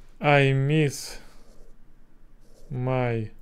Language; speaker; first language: English; non-native, learner; Russian